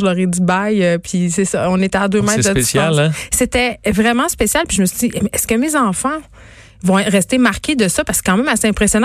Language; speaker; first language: French; native; French